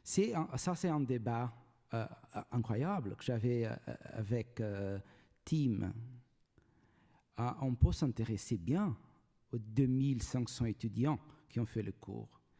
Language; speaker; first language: French; non-native, learner; Portuguese